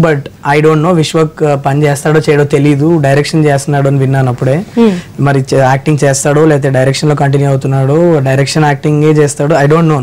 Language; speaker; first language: Telugu; native; Telugu